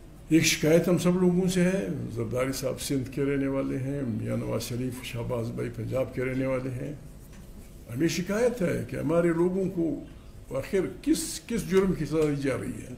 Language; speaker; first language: Urdu; non-native, local second language; Pashto